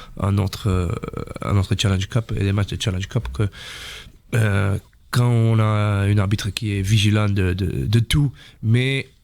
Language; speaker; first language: French; non-native, fluent; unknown